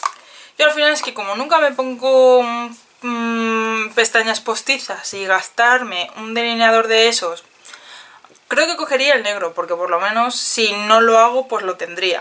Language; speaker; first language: Spanish; native; Spanish